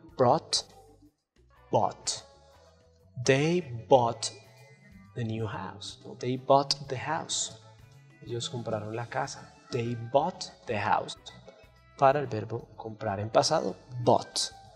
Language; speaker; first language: English; non-native, fluent; Spanish